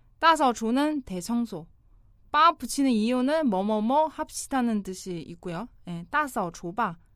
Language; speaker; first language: Korean; non-native, fluent; Chinese